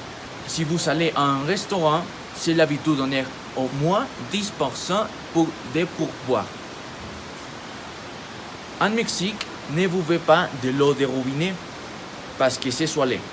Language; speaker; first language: French; non-native, learner; Spanish